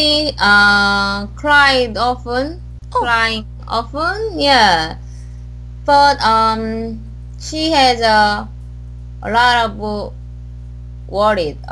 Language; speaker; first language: English; non-native, learner; Korean